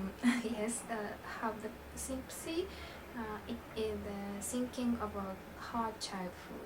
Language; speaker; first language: English; non-native, learner; Japanese